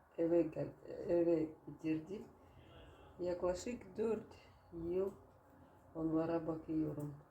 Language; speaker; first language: Turkish; non-native, learner; Russian